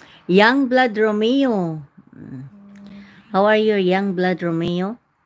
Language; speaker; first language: English; non-native, local second language; Cebuano